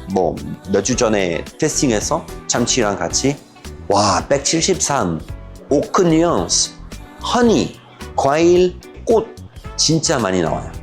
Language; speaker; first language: Korean; non-native, learner; French